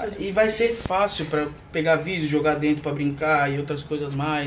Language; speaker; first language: Portuguese; native; Portuguese